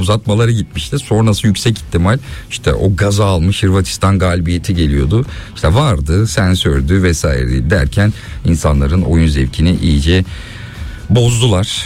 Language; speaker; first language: Turkish; native; Turkish